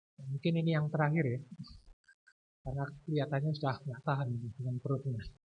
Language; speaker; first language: Indonesian; native; Indonesian